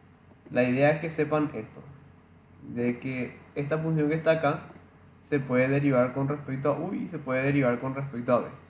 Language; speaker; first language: Spanish; native; Spanish